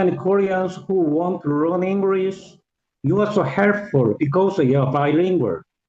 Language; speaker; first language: English; non-native, learner; Korean